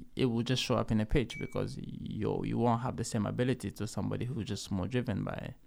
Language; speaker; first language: English; early bilingual, other home language; Lingala